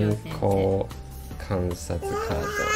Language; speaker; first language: Japanese; early bilingual, other home language; Chinese